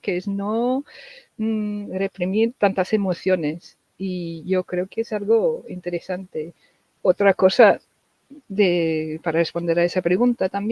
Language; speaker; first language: Spanish; non-native, fluent; English